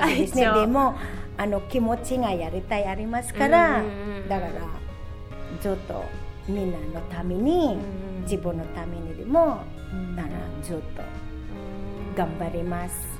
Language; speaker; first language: Japanese; non-native, learner; Filipino